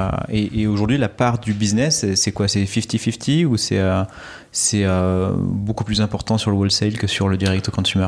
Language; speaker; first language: French; native; French